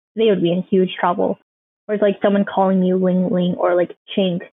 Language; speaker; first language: English; native; English